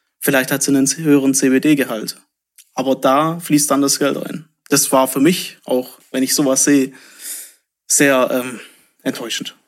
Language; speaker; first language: German; native; German